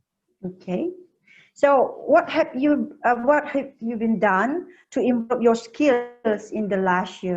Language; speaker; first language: English; non-native, learner; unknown